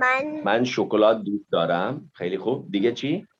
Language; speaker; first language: Persian; non-native, fluent; Hindi